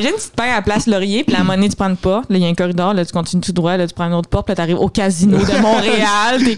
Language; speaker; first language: French; native; French